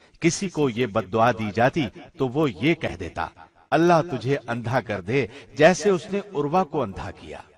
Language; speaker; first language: Urdu; native; Urdu